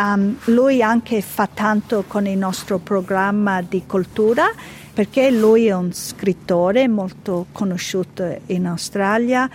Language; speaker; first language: Italian; early bilingual, heritage; Italian